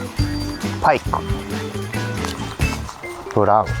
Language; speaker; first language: Japanese; native; Japanese